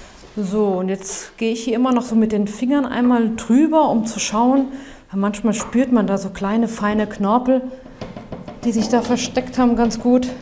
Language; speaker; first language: German; native; German